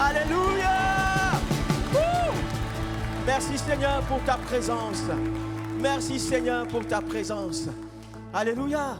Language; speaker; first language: French; native; French